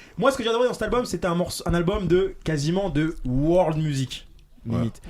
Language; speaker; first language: French; native; French